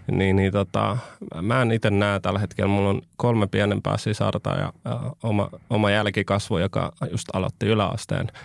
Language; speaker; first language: Finnish; early bilingual, other home language; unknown